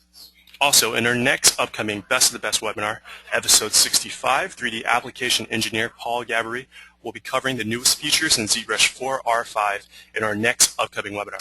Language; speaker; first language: English; native; English